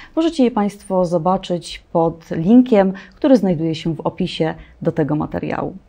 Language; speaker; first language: Polish; native; Polish